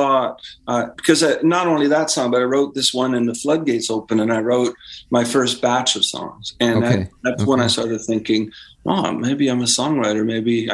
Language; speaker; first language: English; native; English